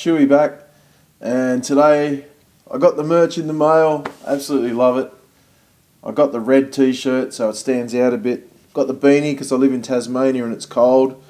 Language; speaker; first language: English; native; English